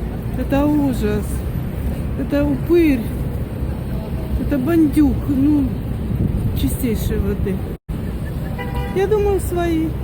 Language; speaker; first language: Russian; native; Russian